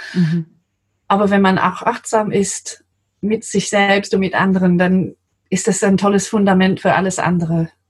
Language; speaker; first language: German; non-native, fluent; English